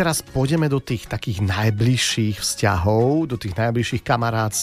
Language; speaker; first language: Slovak; native; Slovak